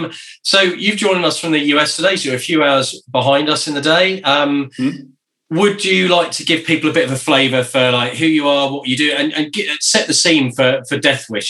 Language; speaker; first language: English; native; English